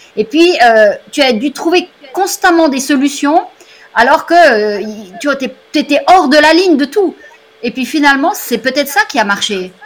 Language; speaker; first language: French; native; French